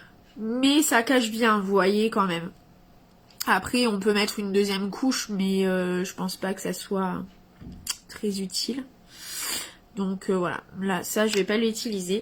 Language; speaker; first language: French; native; French